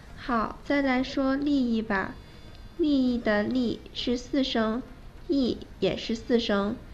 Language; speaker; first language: Chinese; non-native, fluent; Japanese